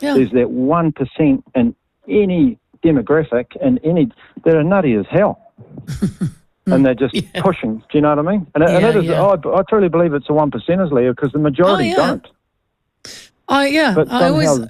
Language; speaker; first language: English; native; English